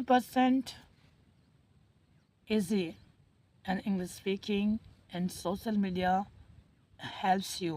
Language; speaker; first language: English; non-native, learner; Hindi